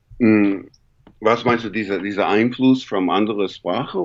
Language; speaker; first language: German; non-native, learner; English